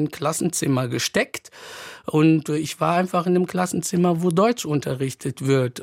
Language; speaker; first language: German; non-native, fluent; Arabic